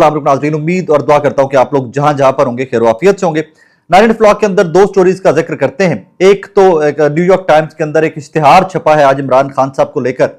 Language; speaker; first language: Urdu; non-native, local second language; Punjabi